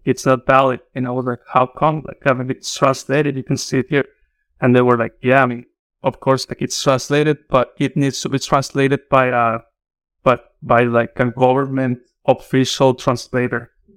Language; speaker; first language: English; non-native, fluent; Spanish